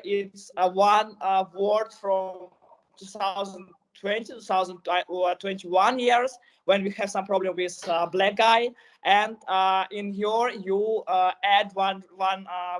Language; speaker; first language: English; non-native, learner; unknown